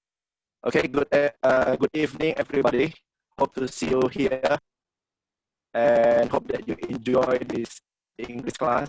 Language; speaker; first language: English; non-native, fluent; Indonesian